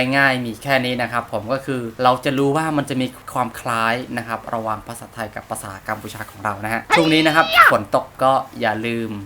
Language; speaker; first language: Thai; non-native, fluent; Khmer